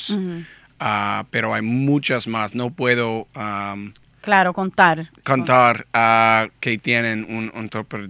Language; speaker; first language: Spanish; non-native, learner; English